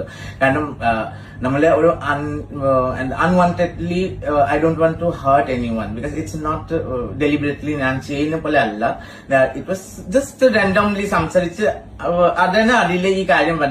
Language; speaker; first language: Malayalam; non-native, local second language; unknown